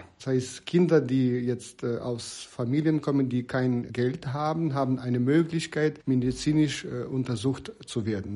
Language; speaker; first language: German; non-native, fluent; Ukrainian